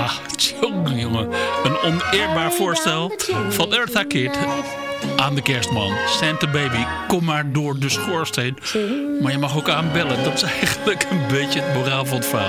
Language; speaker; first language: Dutch; native; Dutch